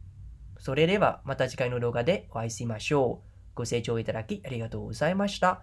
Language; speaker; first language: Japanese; non-native, fluent; Khmer